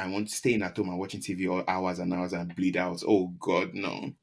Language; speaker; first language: English; non-native, local second language; Yoruba